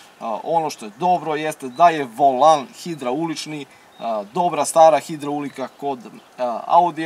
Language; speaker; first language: Serbian; native; Serbian